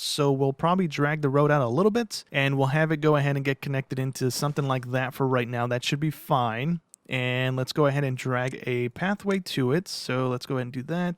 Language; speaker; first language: English; native; English